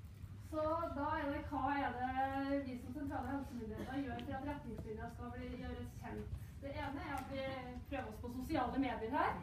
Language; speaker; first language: Norwegian; native; Norwegian